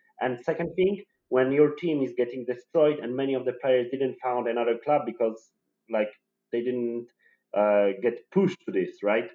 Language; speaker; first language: English; non-native, fluent; Polish